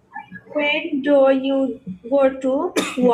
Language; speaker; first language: English; non-native, learner; Bangla